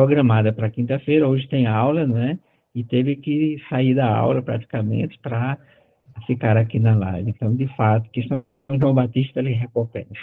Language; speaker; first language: Portuguese; native; Portuguese